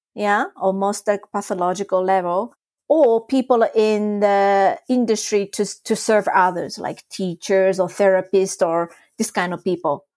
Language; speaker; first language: English; non-native, fluent; Japanese